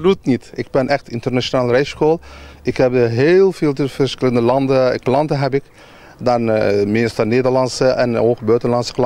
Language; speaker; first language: Dutch; non-native, learner; Turkish